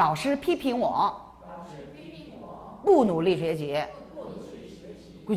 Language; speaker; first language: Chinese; non-native, fluent; Korean